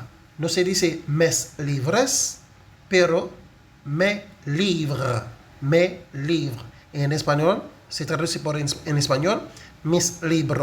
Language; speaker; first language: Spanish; non-native, fluent; Haitian Creole